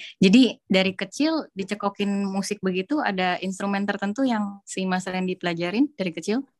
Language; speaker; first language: Indonesian; native; Indonesian